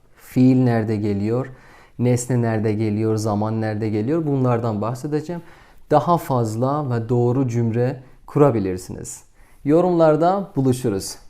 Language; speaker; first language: Turkish; non-native, fluent; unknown